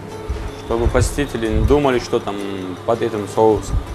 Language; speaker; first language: Russian; non-native, learner; Turkish